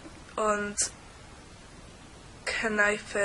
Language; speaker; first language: German; non-native, learner; English